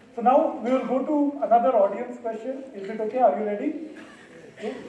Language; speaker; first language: English; non-native, local second language; Marathi